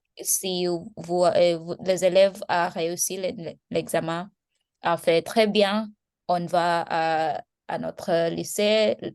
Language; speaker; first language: French; non-native, learner; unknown